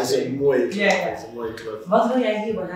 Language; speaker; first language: Dutch; native; Dutch